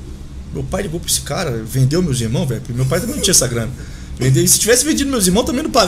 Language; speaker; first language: Portuguese; native; Portuguese